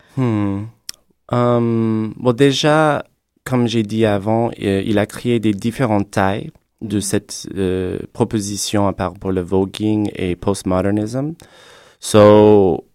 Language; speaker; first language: French; non-native, fluent; English